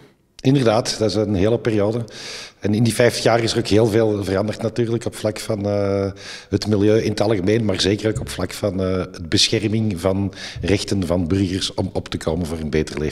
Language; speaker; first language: Dutch; native; Dutch